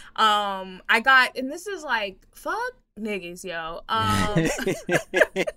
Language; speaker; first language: English; native; English